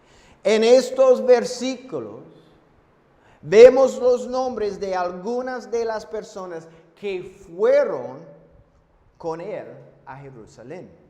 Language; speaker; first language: Spanish; non-native, fluent; English